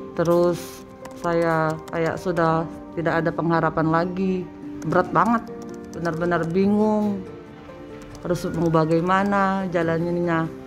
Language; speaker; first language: Indonesian; non-native, fluent; Filipino